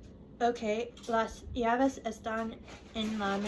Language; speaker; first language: Spanish; non-native, learner; English